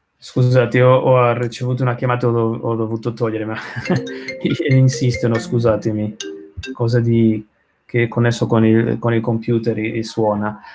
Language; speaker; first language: Italian; non-native, learner; Spanish